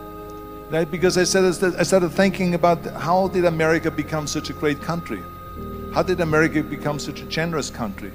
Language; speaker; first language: English; non-native, fluent; German